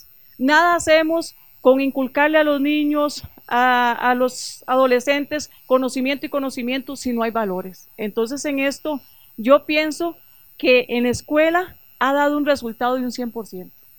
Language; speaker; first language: Spanish; native; Spanish